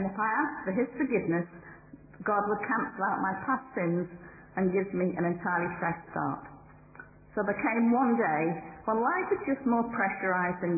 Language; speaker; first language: English; native; English